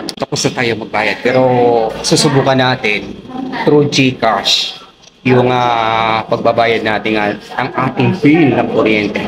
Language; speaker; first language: Filipino; non-native, local second language; Cebuano